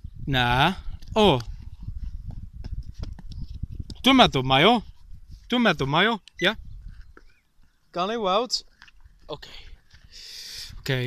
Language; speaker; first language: Welsh; non-native, learner; English